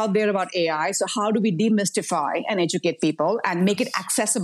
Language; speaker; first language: English; non-native, local second language; Hindi